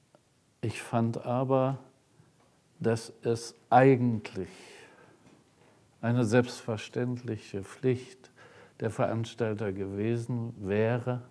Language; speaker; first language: German; native; German